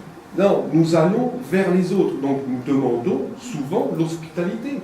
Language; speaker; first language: French; native; French